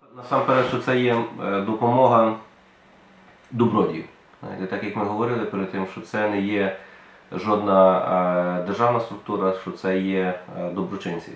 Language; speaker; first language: Ukrainian; native; Ukrainian